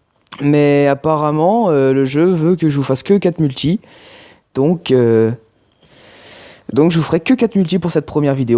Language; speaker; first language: French; native; French